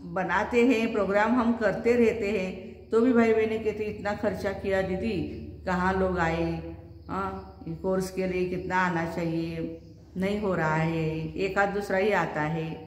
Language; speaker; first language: Hindi; non-native, local second language; Marathi